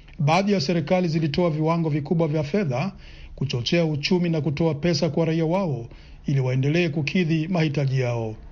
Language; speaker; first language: Swahili; non-native, local second language; Rundi